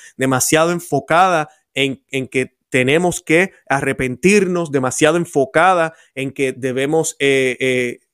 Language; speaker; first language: Spanish; native; Spanish